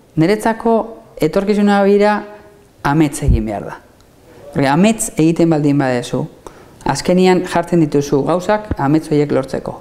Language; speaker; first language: Basque; native; Basque